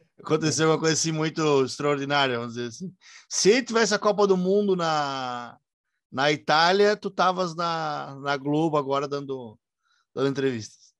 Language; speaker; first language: Portuguese; native; Portuguese